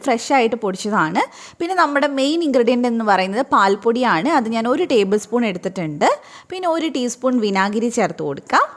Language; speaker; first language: Malayalam; native; Malayalam